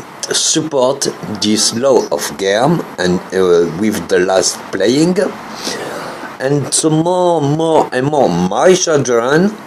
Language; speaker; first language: English; non-native, learner; French